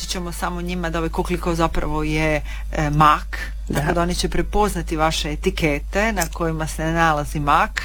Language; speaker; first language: Serbian; native; Serbian